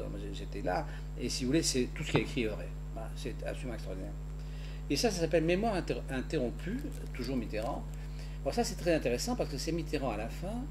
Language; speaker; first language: French; native; French